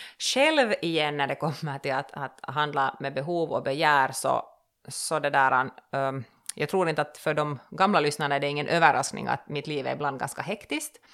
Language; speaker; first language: Swedish; native; Swedish